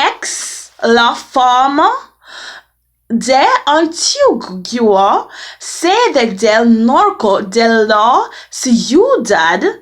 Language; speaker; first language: Spanish; non-native, learner; English